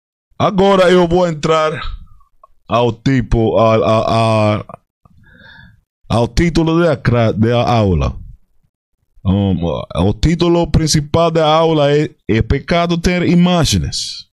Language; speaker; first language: Portuguese; non-native, fluent; Spanish